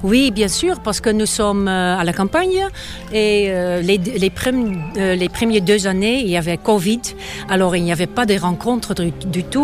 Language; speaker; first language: French; non-native, fluent; Dutch